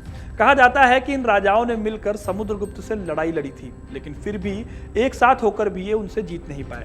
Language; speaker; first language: Hindi; native; Hindi